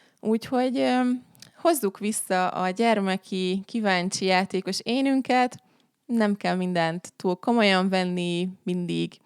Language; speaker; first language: Hungarian; native; Hungarian